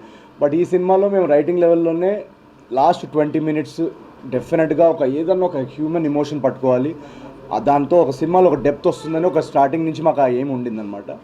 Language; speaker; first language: Telugu; native; Telugu